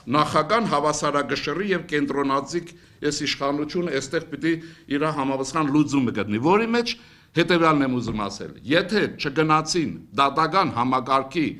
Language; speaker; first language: Armenian; native; Armenian